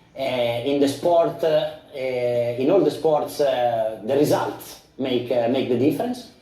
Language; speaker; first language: English; non-native, fluent; Italian